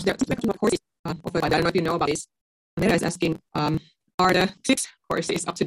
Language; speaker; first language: English; non-native, fluent; Finnish